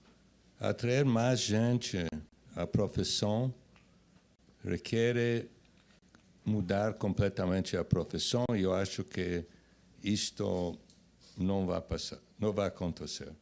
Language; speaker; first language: Portuguese; non-native, fluent; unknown